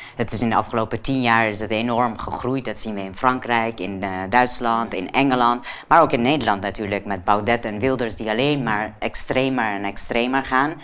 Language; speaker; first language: Dutch; non-native, fluent; Persian